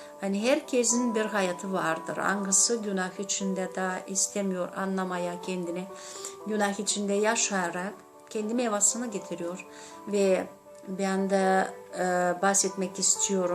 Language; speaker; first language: Turkish; non-native, learner; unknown